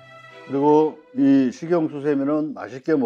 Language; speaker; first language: Korean; native; Korean